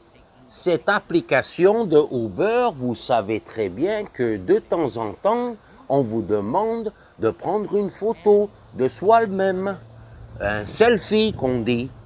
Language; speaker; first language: French; non-native, fluent; English